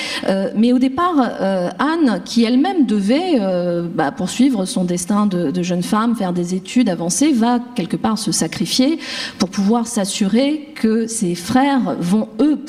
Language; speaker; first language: French; native; French